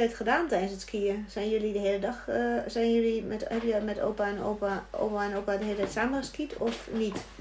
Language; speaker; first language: Dutch; native; Dutch